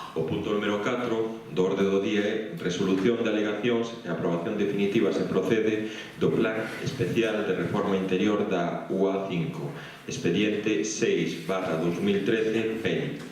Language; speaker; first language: Galician; non-native, local second language; Spanish